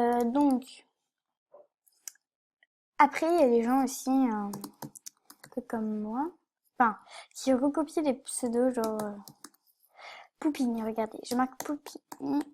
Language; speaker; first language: French; native; French